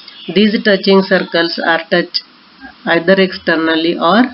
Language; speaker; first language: English; non-native, local second language; Marathi